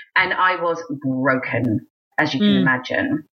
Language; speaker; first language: English; native; English